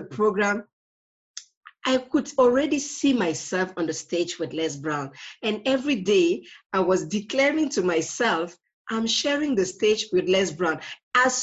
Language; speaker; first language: English; non-native, local second language; French